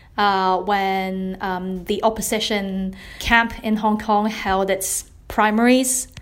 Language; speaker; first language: English; non-native, local second language; Cantonese